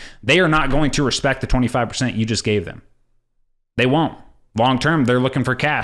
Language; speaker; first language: English; native; English